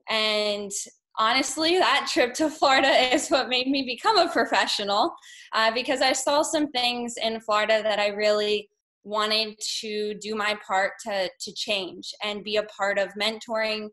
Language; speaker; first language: English; native; English